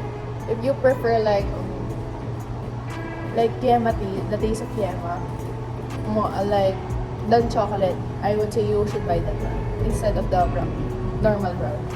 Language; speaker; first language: English; non-native, local second language; Filipino